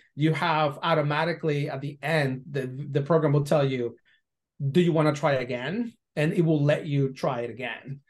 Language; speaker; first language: English; non-native, fluent; Spanish